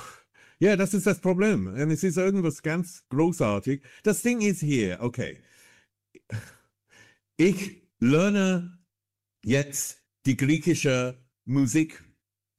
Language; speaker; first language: German; non-native, fluent; English